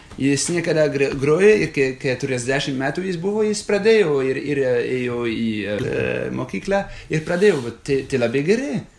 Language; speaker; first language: Lithuanian; non-native, fluent; French